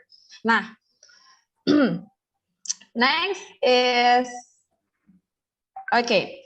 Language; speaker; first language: English; non-native, learner; Indonesian